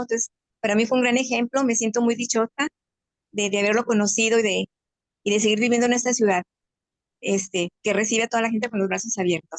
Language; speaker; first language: Spanish; native; Spanish